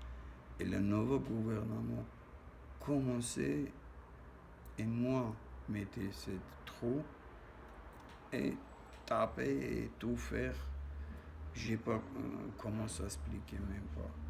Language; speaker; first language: French; non-native, learner; Armenian